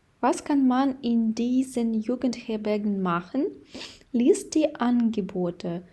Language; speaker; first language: German; non-native, fluent; Ukrainian